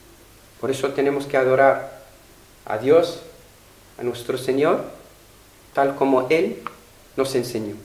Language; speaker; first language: Spanish; non-native, fluent; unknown